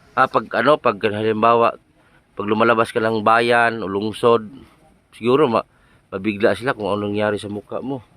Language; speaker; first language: Filipino; non-native, local second language; Cebuano